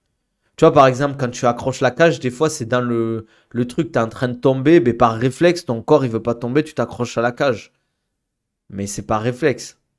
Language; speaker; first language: French; native; French